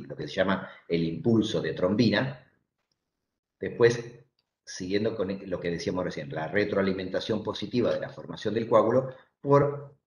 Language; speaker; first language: Spanish; native; Spanish